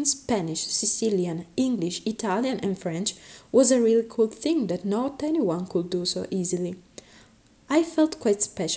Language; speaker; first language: English; early bilingual, other home language; Spanish